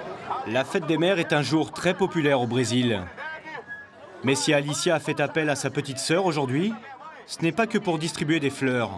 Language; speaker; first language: French; native; French